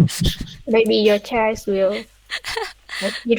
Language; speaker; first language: English; non-native, learner; Vietnamese